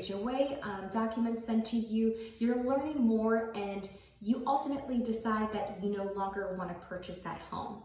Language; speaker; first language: English; native; English